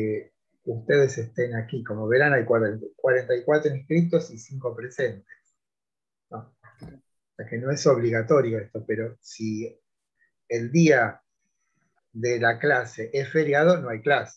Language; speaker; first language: Spanish; native; Spanish